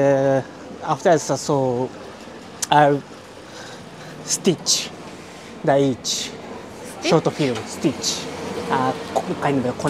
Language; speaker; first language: English; non-native, learner; Japanese